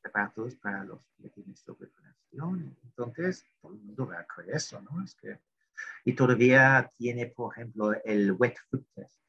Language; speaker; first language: Spanish; non-native, fluent; English